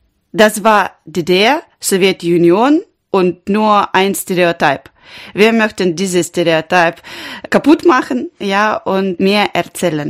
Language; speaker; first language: German; non-native, learner; Ukrainian